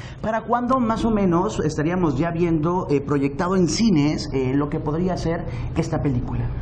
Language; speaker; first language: Spanish; native; Spanish